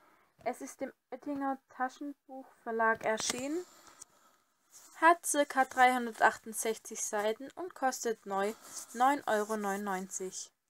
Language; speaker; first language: German; native; German